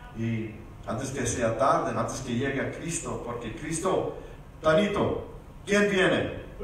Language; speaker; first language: Spanish; early bilingual, heritage; Spanish